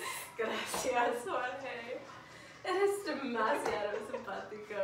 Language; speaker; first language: Spanish; non-native, learner; English